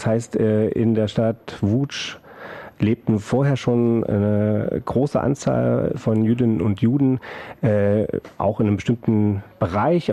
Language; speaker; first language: German; native; German